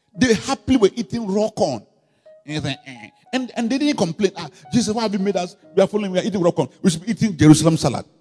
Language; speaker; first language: English; non-native, local second language; Akan